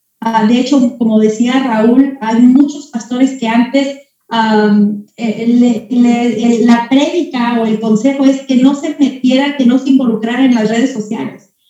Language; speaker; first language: Spanish; early bilingual, heritage; Spanish